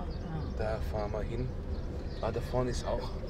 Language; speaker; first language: German; native; German